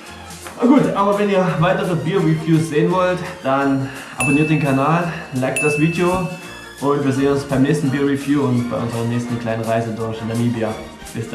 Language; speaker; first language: German; native; German